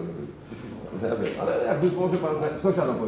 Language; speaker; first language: Polish; native; Polish